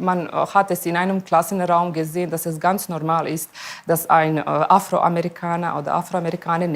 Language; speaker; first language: German; early bilingual, other home language; Bosnian